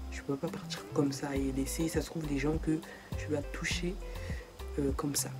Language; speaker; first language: French; native; French